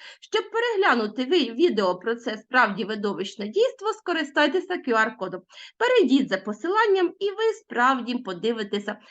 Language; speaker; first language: Ukrainian; native; Ukrainian